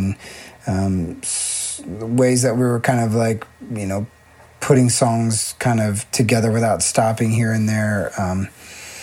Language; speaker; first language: English; native; English